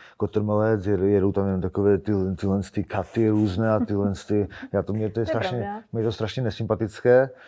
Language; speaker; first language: Czech; native; Czech